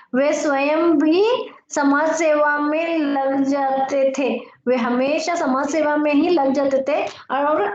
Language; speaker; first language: Hindi; non-native, local second language; Kannada